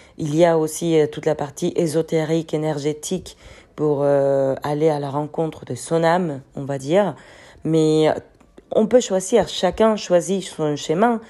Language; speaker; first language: French; non-native, fluent; Spanish